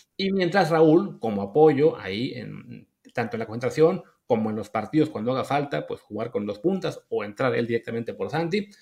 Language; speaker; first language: Spanish; native; Spanish